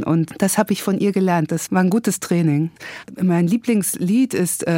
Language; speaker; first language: German; native; German